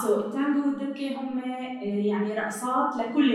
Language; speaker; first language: Arabic; native; Arabic